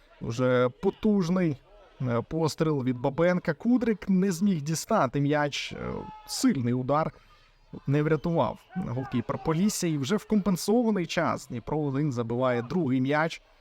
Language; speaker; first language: Ukrainian; native; Ukrainian